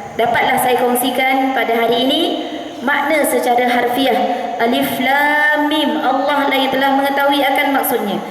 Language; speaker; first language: Malay; native; Malay